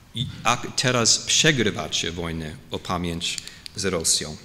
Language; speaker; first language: Polish; non-native, fluent; English